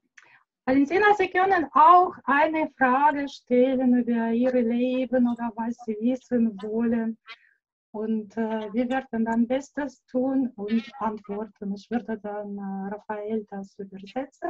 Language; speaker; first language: German; non-native, learner; Russian